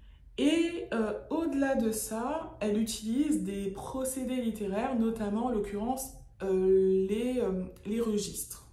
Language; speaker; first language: French; native; French